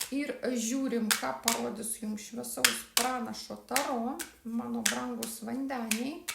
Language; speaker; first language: Lithuanian; native; Lithuanian